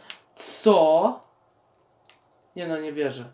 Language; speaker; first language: Polish; native; Polish